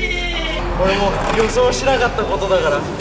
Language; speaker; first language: Japanese; native; Japanese